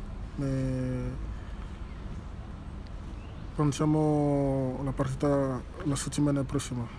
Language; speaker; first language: Italian; non-native, learner; French